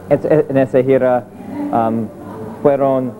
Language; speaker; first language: Spanish; non-native, learner; English